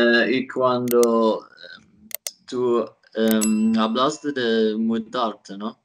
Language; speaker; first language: Spanish; non-native, learner; Swedish